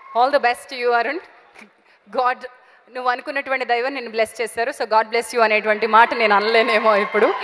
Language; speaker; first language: Telugu; native; Telugu